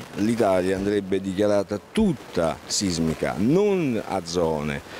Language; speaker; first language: Italian; native; Italian